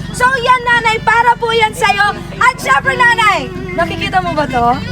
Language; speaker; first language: Filipino; non-native, local second language; Bikol